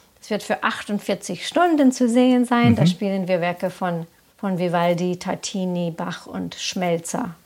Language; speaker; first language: German; non-native, fluent; English